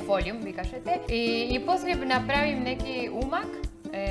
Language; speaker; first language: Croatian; non-native, learner; Spanish